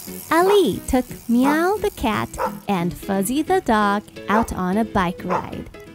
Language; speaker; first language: English; non-native, fluent; Chinese